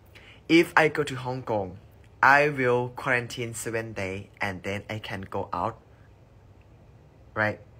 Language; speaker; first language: English; non-native, learner; Thai